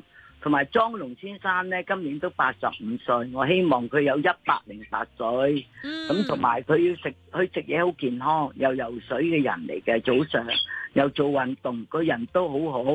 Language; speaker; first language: Cantonese; native; Cantonese